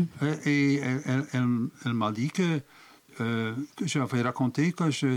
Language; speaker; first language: French; non-native, fluent; Dutch